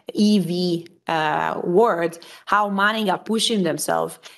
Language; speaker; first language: English; non-native, fluent; Italian